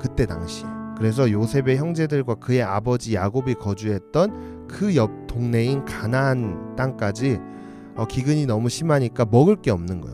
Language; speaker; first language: Korean; native; Korean